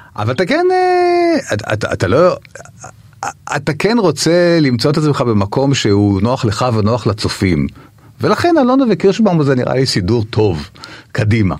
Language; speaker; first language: Hebrew; native; Hebrew